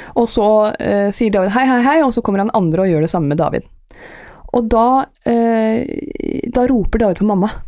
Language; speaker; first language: Norwegian; early bilingual, other home language; Persian